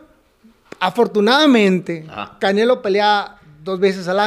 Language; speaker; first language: Spanish; native; Spanish